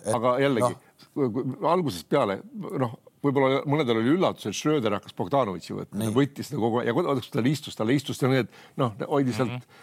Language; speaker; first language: Estonian; native; Estonian